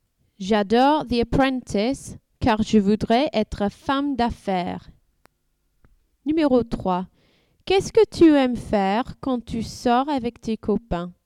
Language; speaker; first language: French; non-native, learner; English